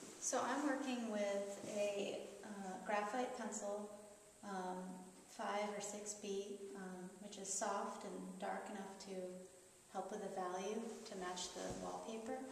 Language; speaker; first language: English; native; English